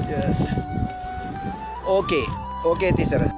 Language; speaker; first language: English; non-native, local second language; Sinhala